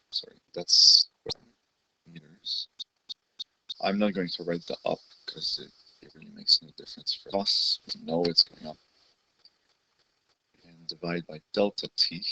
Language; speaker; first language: English; native; English